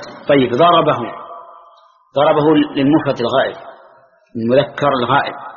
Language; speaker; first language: Arabic; native; Arabic